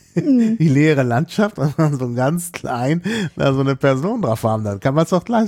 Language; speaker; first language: German; native; German